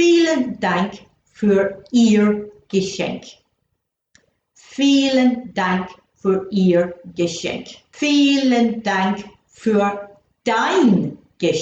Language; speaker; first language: German; non-native, fluent; English